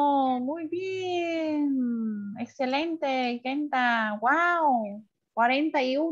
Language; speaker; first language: Spanish; non-native, fluent; Vietnamese